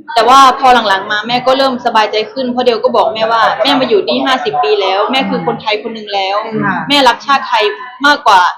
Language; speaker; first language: Thai; early bilingual, other home language; Khmer